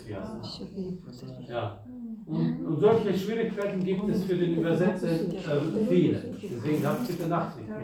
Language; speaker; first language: German; non-native, fluent; Russian